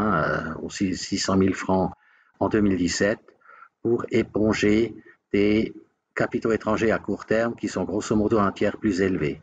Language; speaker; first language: French; native; French